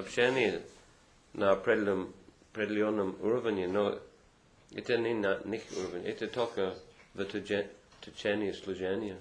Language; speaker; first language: Russian; non-native, fluent; English